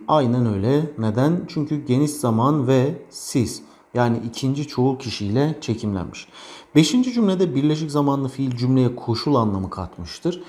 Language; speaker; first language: Turkish; native; Turkish